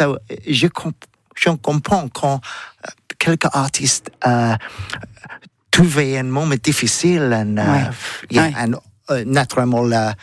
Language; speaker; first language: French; non-native, learner; English